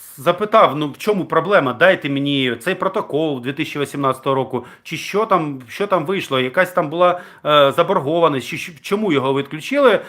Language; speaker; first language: Ukrainian; non-native, local second language; Russian